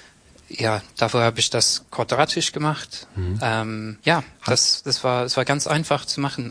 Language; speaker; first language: German; non-native, fluent; English